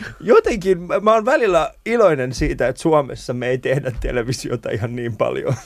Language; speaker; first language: Finnish; early bilingual, other home language; Persian